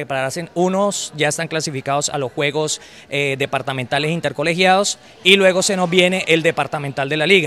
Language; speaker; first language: Spanish; native; Spanish